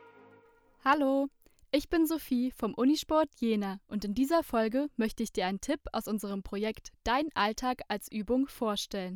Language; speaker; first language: German; native; German